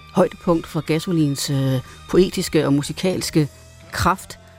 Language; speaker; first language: Danish; native; Danish